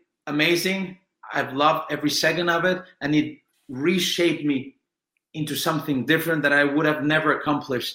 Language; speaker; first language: English; non-native, fluent; Spanish